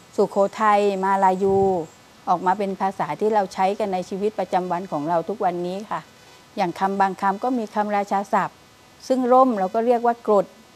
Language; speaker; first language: Thai; native; Thai